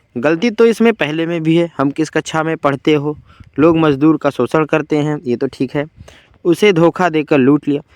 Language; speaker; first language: Hindi; native; Hindi